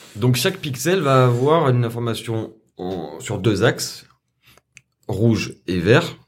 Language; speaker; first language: French; native; French